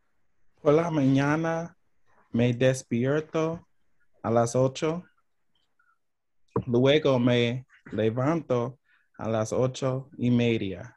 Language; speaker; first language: Spanish; non-native, learner; English